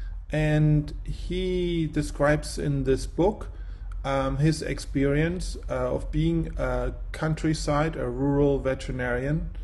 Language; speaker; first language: English; non-native, fluent; German